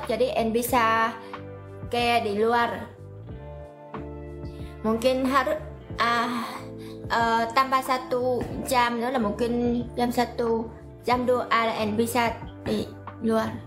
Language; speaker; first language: Indonesian; non-native, learner; Vietnamese